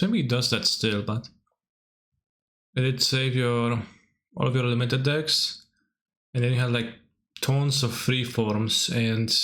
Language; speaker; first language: English; non-native, fluent; Polish